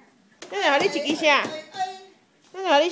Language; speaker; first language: Chinese; native; Chinese